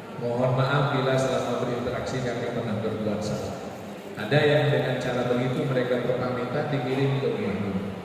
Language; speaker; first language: Indonesian; non-native, local second language; Madurese